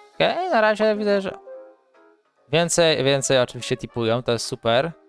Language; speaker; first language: Polish; native; Polish